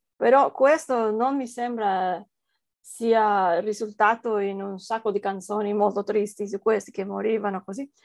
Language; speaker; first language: Italian; non-native, fluent; Spanish